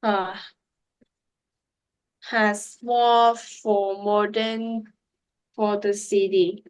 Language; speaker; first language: English; non-native, learner; Vietnamese